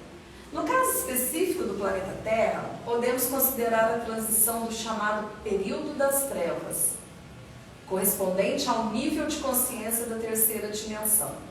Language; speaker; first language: Portuguese; native; Portuguese